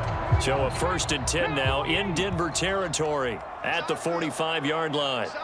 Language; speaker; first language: English; native; English